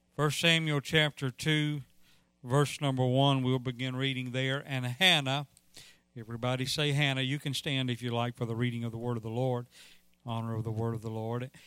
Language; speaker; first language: English; native; English